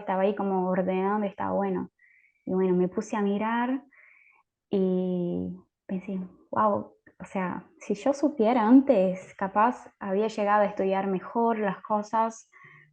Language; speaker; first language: Spanish; native; Spanish